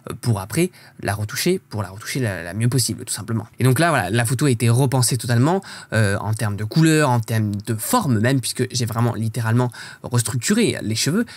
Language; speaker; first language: French; native; French